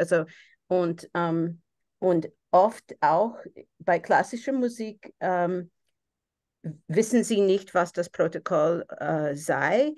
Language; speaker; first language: German; non-native, fluent; English